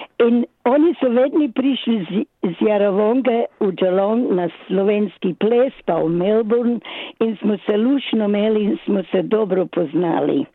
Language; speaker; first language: Slovenian; early bilingual, other home language; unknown